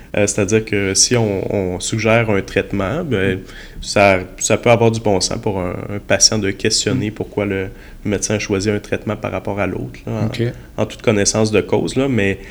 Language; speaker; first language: French; native; French